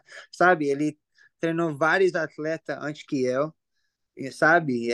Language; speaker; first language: Portuguese; early bilingual, heritage; English